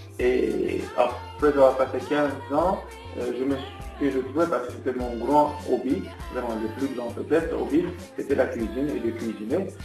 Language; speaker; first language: French; non-native, fluent; Turkish